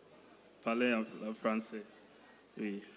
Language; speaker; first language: French; non-native, learner; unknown